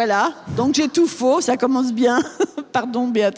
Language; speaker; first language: French; native; French